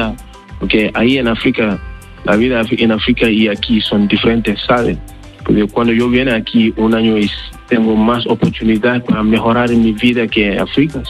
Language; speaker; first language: Spanish; non-native, learner; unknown